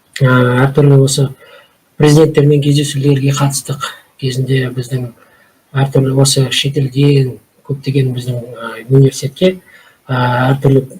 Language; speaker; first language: Kazakh; native; Kazakh